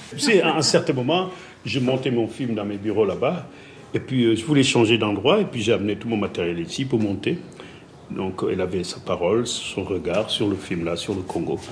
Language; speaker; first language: French; non-native, local second language; Wolof